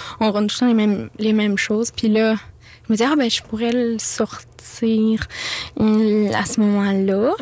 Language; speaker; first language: French; native; French